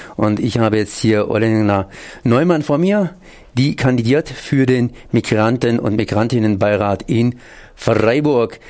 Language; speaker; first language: German; native; German